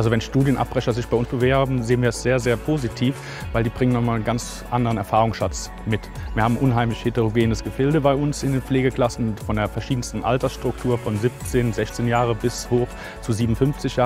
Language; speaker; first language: German; native; German